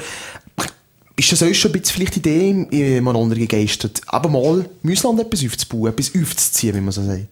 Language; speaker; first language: German; native; German